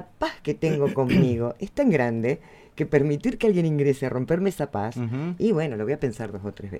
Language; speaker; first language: Spanish; native; Spanish